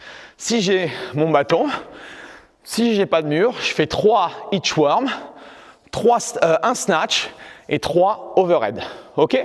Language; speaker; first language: French; native; French